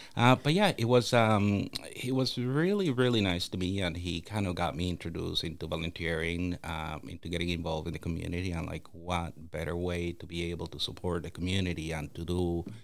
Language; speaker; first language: English; non-native, fluent; Spanish